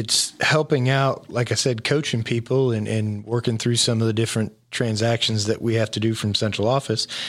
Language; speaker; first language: English; native; English